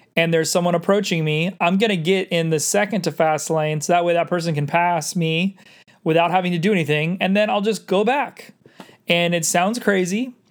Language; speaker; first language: English; native; English